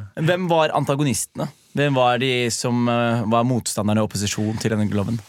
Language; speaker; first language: Norwegian; early bilingual, other home language; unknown